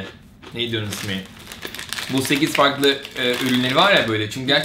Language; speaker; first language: Turkish; non-native, fluent; Portuguese